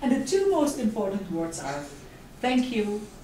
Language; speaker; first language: English; non-native, fluent; Dutch